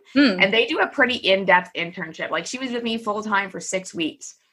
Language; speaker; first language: English; native; English